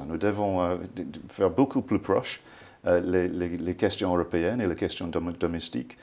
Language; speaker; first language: French; non-native, fluent; English